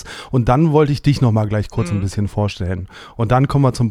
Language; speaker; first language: German; native; German